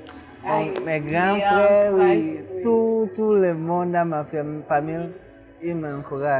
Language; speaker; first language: French; non-native, local second language; English